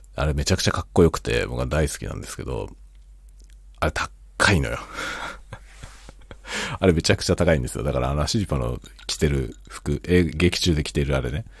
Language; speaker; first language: Japanese; native; Japanese